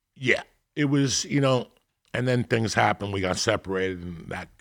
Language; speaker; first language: English; native; English